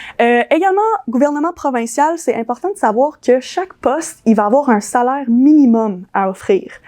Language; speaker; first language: French; early bilingual, other home language; English